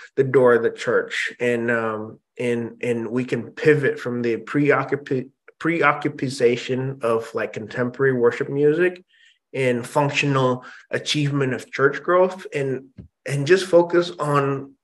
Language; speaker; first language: English; early bilingual, other home language; Indonesian